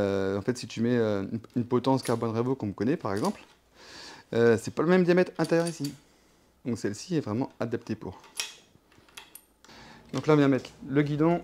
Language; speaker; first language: French; native; French